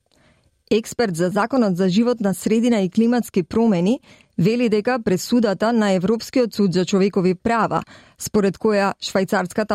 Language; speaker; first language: Macedonian; native; Macedonian